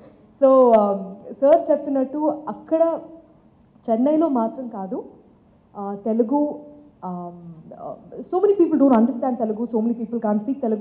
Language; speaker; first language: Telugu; non-native, local second language; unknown